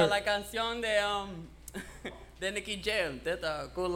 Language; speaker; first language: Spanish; non-native, learner; English